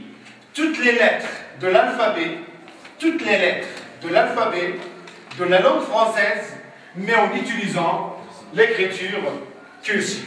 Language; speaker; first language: French; non-native, local second language; Arabic